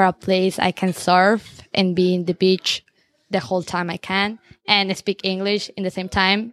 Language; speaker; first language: English; non-native, learner; Spanish